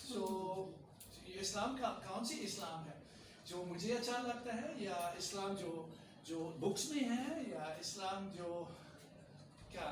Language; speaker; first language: Hindi; non-native, fluent; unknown